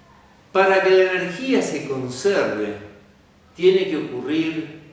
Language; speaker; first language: Spanish; native; Spanish